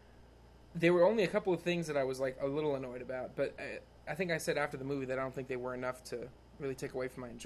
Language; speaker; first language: English; native; English